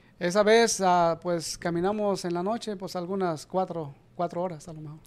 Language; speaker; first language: Spanish; native; Spanish